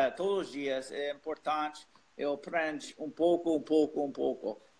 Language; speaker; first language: Portuguese; non-native, learner; English